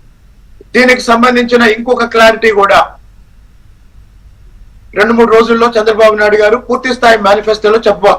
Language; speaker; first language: Telugu; native; Telugu